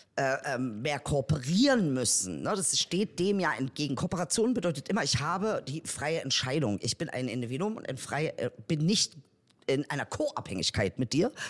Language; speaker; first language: German; native; German